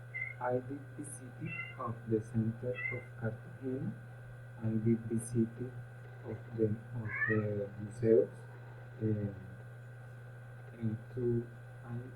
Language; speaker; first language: English; non-native, learner; Spanish